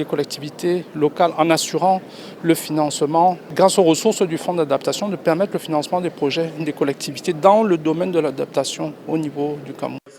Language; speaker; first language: French; non-native, local second language; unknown